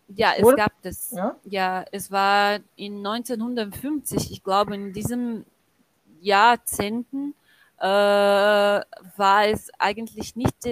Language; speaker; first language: German; non-native, fluent; Portuguese